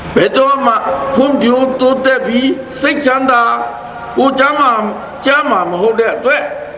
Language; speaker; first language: Burmese; non-native, local second language; Pa'o Karen